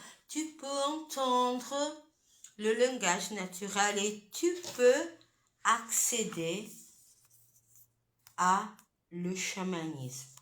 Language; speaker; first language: French; non-native, fluent; Italian